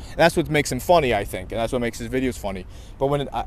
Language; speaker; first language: English; native; English